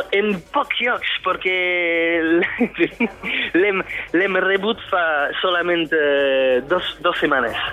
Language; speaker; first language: Catalan; non-native, fluent; French